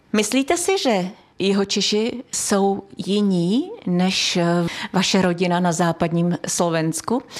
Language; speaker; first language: Czech; native; Czech